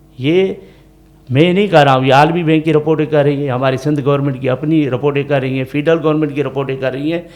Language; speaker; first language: Urdu; non-native, local second language; Sindhi